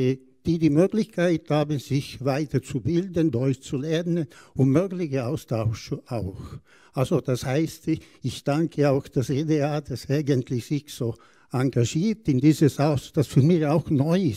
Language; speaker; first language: German; non-native, fluent; Italian